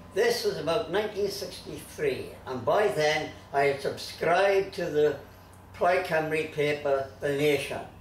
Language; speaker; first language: English; native; English